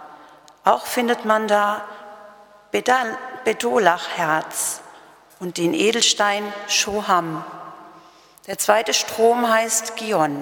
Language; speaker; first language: German; native; German